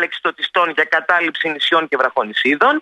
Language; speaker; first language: Greek; native; Greek